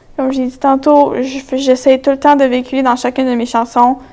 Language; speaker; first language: French; native; French